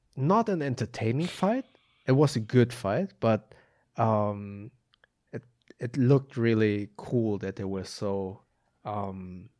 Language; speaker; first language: English; non-native, fluent; German